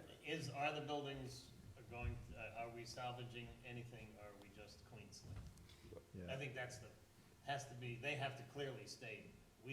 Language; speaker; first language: English; native; English